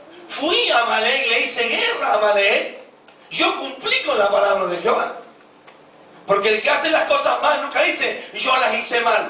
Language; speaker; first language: Spanish; native; Spanish